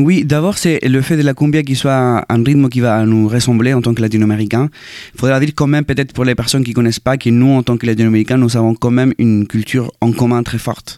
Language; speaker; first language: French; non-native, fluent; Spanish